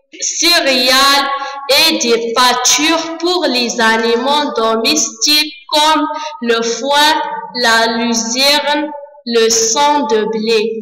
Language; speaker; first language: French; non-native, learner; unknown